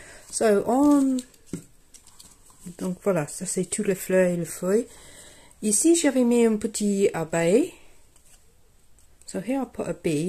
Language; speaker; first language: French; non-native, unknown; English